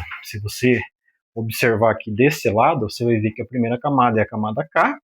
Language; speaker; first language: Portuguese; native; Portuguese